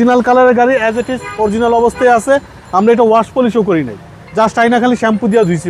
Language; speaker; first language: Bangla; native; Bangla